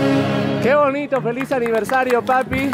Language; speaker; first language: Spanish; native; Spanish